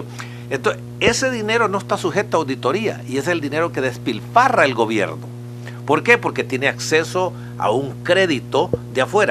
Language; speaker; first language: Spanish; native; Spanish